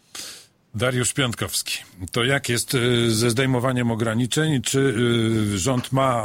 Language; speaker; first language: Polish; native; Polish